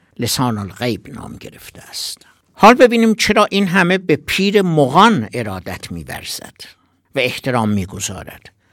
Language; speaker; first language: Persian; non-native, local second language; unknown